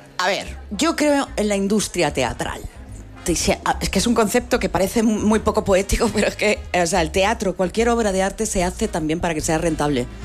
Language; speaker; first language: Spanish; native; Spanish